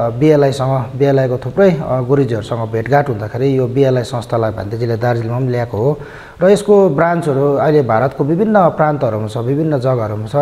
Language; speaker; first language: Nepali; native; Nepali